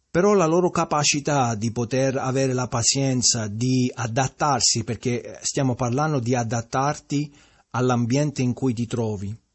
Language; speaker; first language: Italian; early bilingual, heritage; Italian